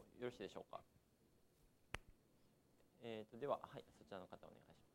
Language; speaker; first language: Japanese; native; Japanese